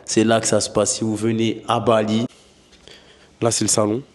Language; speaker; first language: French; native; French